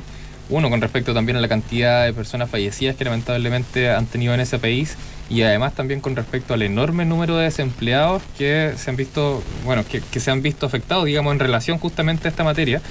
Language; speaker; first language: Spanish; native; Spanish